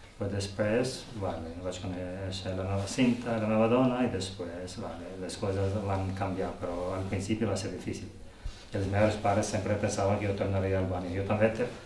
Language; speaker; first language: Catalan; non-native, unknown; Albanian